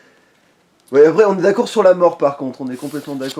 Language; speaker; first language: French; native; French